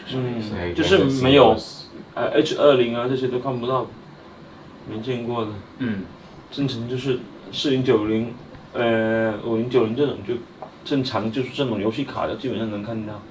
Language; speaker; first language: Chinese; native; Chinese